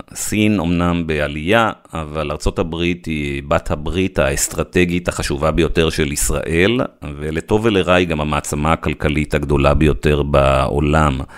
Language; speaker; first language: Hebrew; native; Hebrew